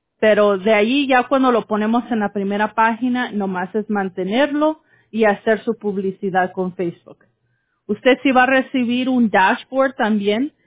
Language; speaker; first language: Spanish; early bilingual, heritage; Spanish